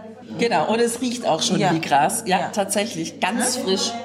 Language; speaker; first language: German; native; German